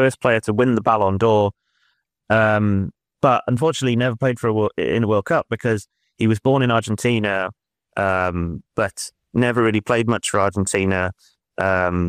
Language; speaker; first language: English; native; English